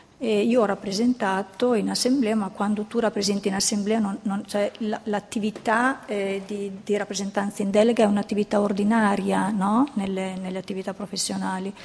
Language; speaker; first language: Italian; native; Italian